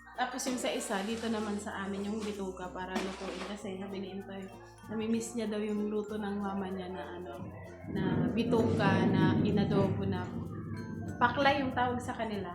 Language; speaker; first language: Filipino; non-native, local second language; Bikol